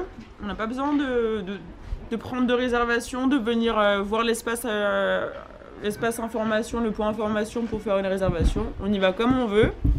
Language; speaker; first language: French; native; French